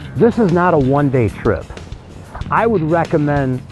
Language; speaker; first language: English; native; English